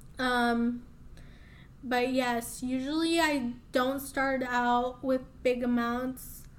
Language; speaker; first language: English; early bilingual, other home language; Spanish